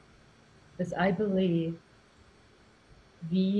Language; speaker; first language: English; non-native, fluent; Finnish